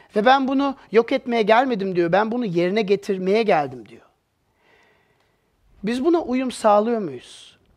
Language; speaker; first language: Turkish; native; Turkish